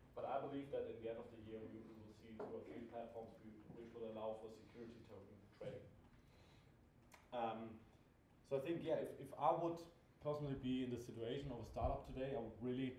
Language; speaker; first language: English; non-native, fluent; German